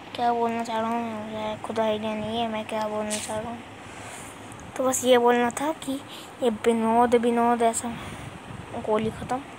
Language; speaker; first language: Hindi; non-native, local second language; Bangla